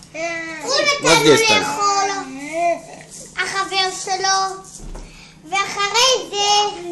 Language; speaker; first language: Hebrew; early bilingual, other home language; Russian